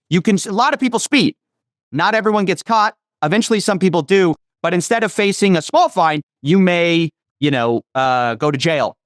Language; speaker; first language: English; native; English